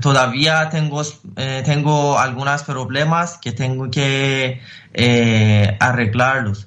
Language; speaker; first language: Spanish; non-native, fluent; Persian